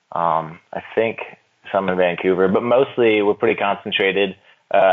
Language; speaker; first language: English; native; English